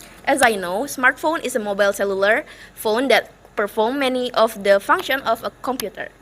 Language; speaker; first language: English; non-native, learner; Indonesian